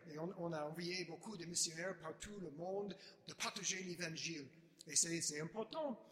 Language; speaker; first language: French; non-native, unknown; English